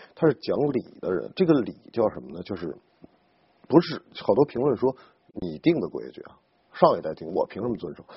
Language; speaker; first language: Chinese; native; Chinese